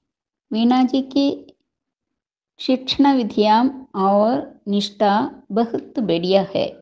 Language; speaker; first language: Hindi; non-native, learner; Malayalam